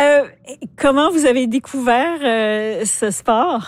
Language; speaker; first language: French; native; French